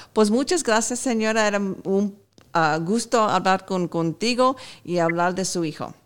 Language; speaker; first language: Spanish; early bilingual, heritage; Spanish